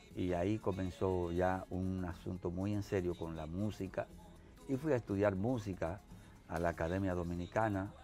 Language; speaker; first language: Spanish; native; Spanish